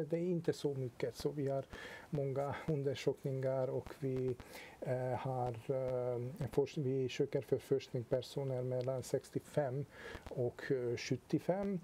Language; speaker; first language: Swedish; non-native, fluent; Hungarian